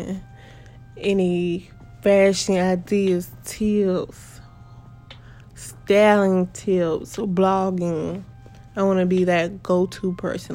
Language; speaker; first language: English; native; English